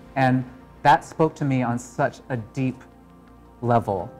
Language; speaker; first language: English; native; English